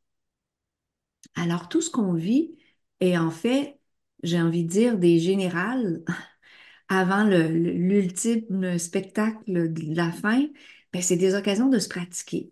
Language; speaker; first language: French; native; French